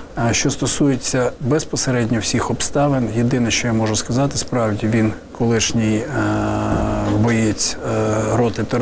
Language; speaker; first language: Ukrainian; native; Ukrainian